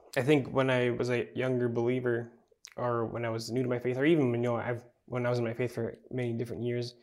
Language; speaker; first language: English; native; English